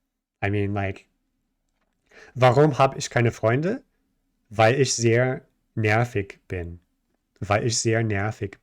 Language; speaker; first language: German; non-native, fluent; English